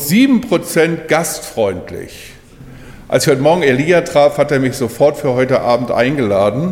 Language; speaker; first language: German; native; German